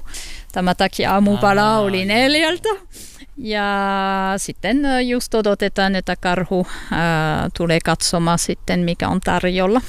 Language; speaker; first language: Finnish; non-native, learner; French